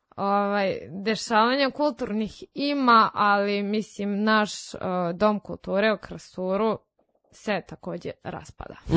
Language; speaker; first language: Serbian; non-native, local second language; Rusyn